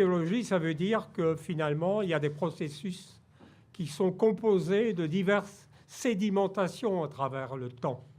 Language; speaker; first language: French; native; French